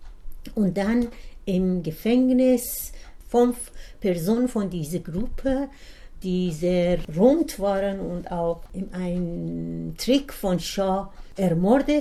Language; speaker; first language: German; non-native, learner; Persian